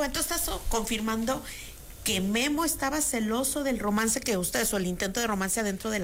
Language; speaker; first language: Spanish; native; Spanish